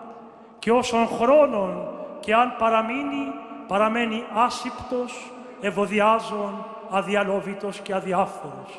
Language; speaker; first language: Greek; native; Greek